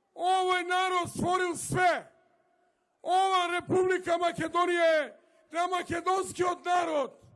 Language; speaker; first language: Macedonian; non-native, local second language; Romany